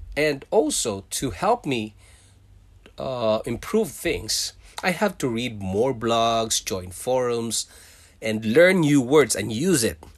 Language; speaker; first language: English; non-native, local second language; Filipino